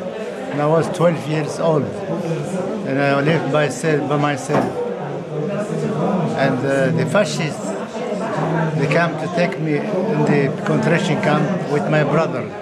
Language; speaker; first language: English; non-native, learner; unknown